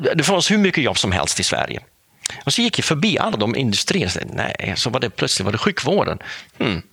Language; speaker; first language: Swedish; non-native, fluent; Dutch